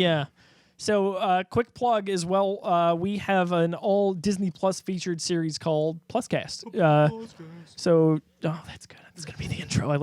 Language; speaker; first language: English; native; English